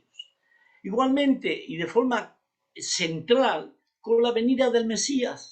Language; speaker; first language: Spanish; native; Spanish